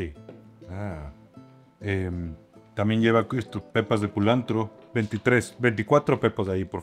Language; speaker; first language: Spanish; native; Spanish